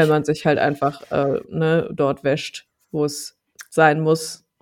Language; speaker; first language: German; native; German